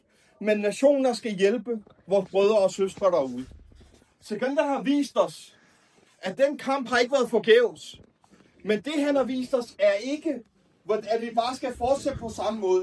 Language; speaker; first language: Danish; early bilingual, other home language; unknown